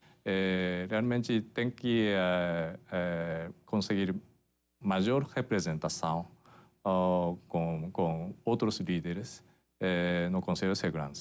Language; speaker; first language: Portuguese; non-native, fluent; Japanese